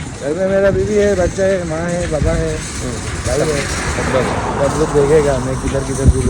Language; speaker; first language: Hindi; non-native, local second language; Malayalam